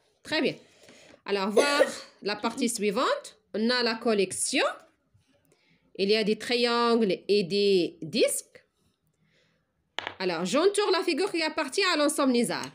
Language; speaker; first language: French; non-native, local second language; Arabic